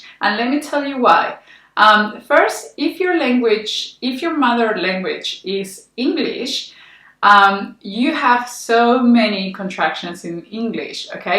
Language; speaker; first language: English; non-native, fluent; Spanish